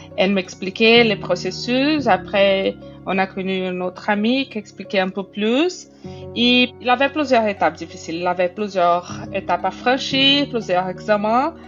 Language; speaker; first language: French; non-native, fluent; Portuguese